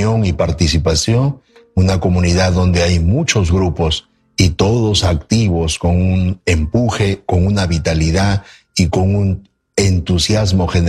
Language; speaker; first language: Spanish; native; Spanish